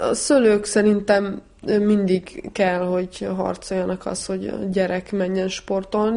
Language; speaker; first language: Hungarian; non-native, fluent; Serbian